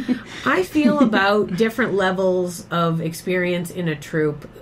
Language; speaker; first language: English; native; English